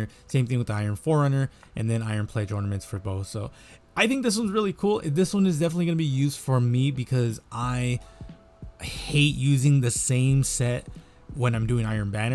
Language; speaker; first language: English; native; English